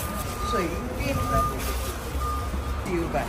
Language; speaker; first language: Chinese; non-native, local second language; Cantonese